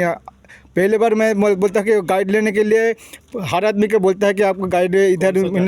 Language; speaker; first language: Hindi; non-native, local second language; Bangla